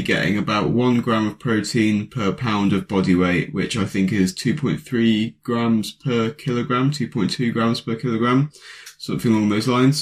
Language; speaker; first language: English; native; English